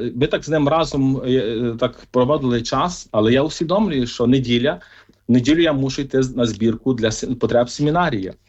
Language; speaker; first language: Ukrainian; native; Ukrainian